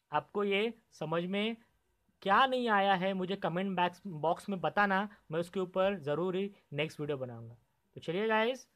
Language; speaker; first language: Hindi; non-native, local second language; Marathi